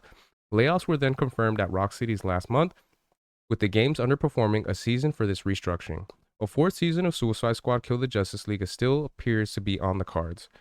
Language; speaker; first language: English; native; English